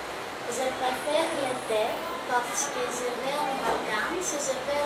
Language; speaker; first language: French; non-native, learner; Greek